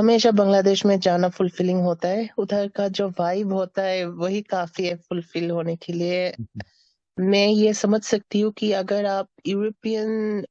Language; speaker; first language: Hindi; non-native, fluent; Bangla